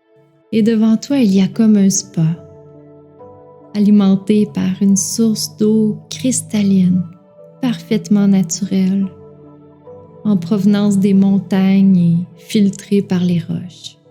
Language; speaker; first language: French; native; French